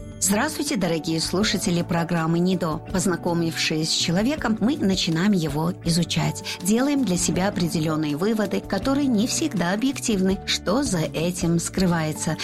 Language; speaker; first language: Russian; non-native, local second language; Tajik